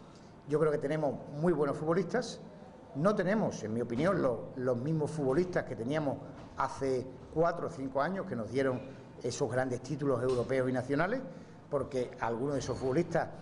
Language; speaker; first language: Spanish; native; Spanish